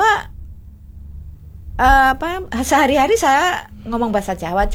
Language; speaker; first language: Indonesian; non-native, local second language; Javanese